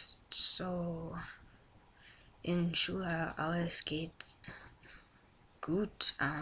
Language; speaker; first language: German; non-native, learner; English